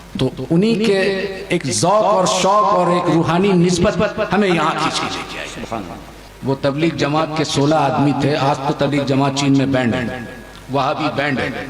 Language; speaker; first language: Hindi; non-native, fluent; Chinese